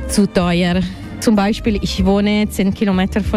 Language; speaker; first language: German; non-native, learner; Italian